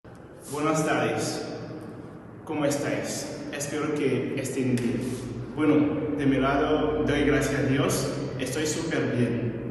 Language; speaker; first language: Spanish; non-native, fluent; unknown